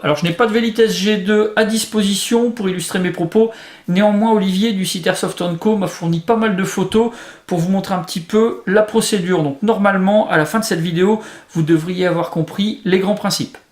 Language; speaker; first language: French; native; French